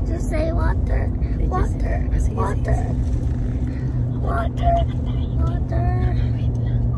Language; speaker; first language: English; non-native, local second language; Filipino